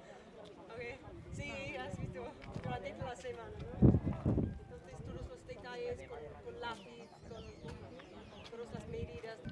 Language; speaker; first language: Spanish; non-native, fluent; English